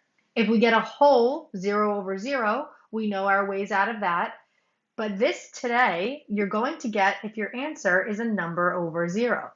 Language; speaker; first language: English; native; English